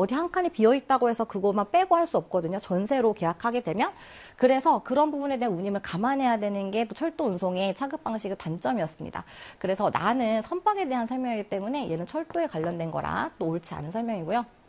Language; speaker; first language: Korean; native; Korean